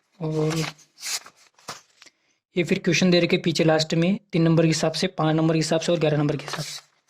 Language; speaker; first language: Hindi; native; Hindi